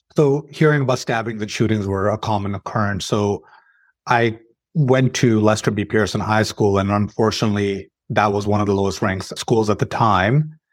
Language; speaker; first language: English; early bilingual, other home language; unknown